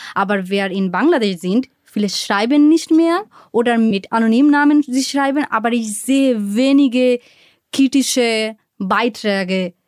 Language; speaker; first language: German; non-native, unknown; Bangla